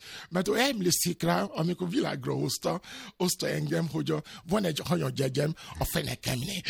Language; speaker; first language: Hungarian; non-native, learner; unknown